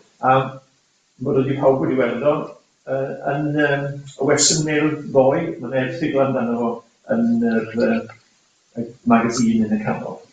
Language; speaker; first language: Welsh; native; Welsh